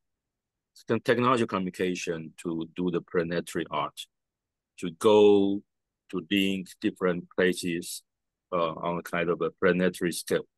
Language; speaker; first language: English; non-native, fluent; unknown